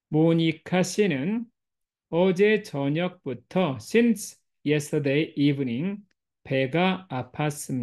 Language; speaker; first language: Korean; non-native, fluent; English